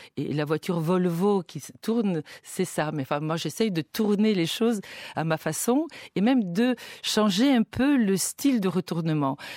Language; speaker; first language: French; non-native, fluent; Bulgarian